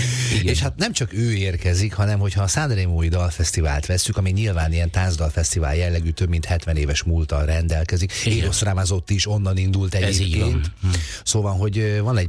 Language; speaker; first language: Hungarian; native; Hungarian